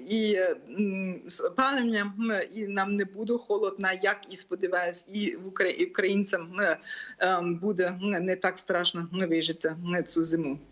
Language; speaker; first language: Ukrainian; non-native, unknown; German